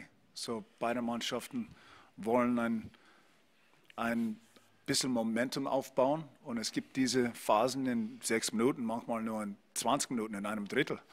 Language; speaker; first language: German; non-native, fluent; English